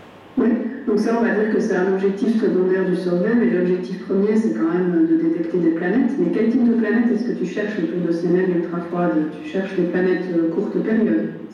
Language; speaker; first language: French; native; French